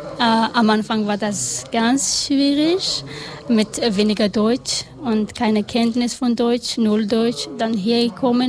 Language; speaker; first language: German; non-native, learner; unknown